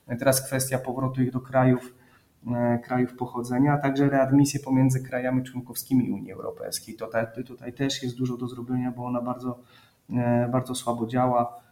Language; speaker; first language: Polish; native; Polish